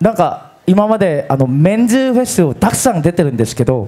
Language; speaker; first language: Japanese; non-native, fluent; Korean